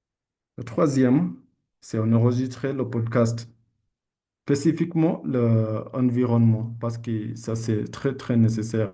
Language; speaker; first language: French; non-native, learner; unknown